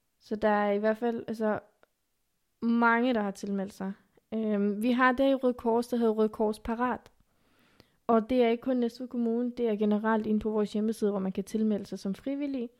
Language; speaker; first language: Danish; early bilingual, other home language; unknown